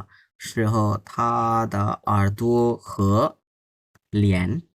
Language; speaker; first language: Chinese; non-native, fluent; Bangla